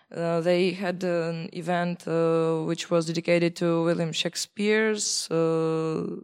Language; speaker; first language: English; non-native, fluent; Belarusian